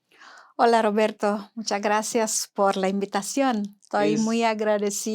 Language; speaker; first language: Spanish; non-native, fluent; Indonesian